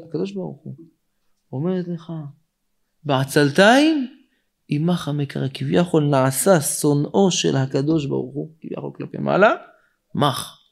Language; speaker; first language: Hebrew; native; Hebrew